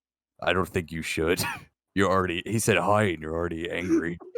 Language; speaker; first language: English; native; English